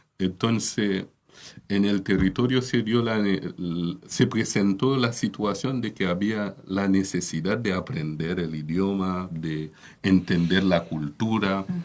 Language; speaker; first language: Spanish; non-native, fluent; Haitian Creole